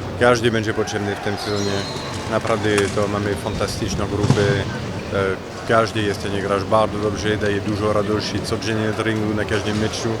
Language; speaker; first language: Polish; non-native, fluent; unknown